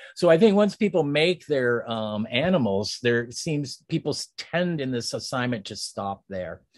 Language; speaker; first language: English; native; English